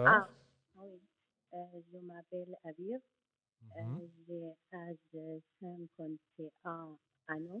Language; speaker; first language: French; non-native, learner; Arabic